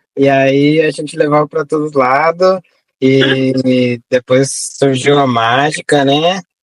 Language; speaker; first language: Portuguese; non-native, fluent; Spanish